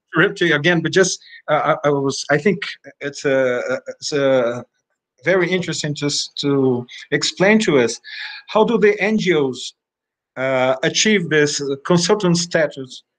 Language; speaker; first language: English; non-native, fluent; Portuguese